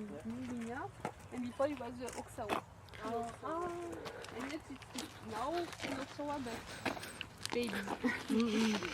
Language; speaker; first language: English; non-native, learner; French